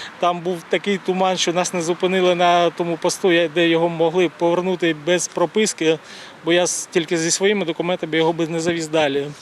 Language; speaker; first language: Ukrainian; native; Ukrainian